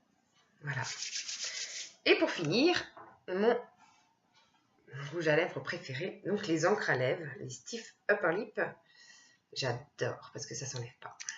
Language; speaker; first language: French; native; French